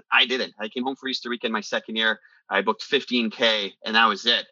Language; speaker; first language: English; early bilingual, other home language; Italian